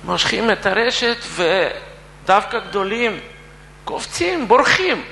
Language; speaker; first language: Hebrew; non-native, fluent; Russian